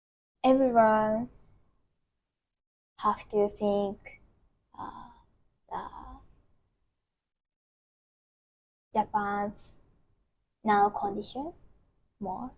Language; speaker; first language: English; non-native, learner; Japanese